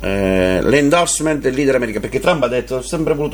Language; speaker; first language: Italian; native; Italian